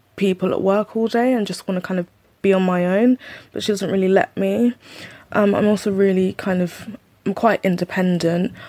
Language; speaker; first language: English; native; English